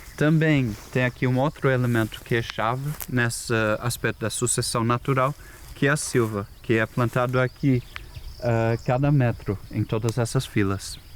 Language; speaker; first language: Portuguese; non-native, fluent; German